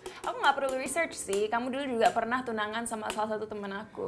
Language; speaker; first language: Indonesian; early bilingual, heritage; Indonesian